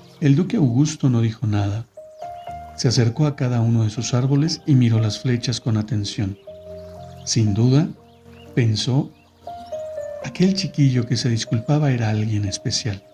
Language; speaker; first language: Spanish; native; Spanish